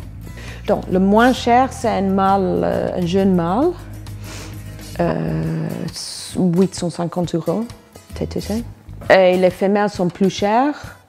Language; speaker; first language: French; non-native, fluent; English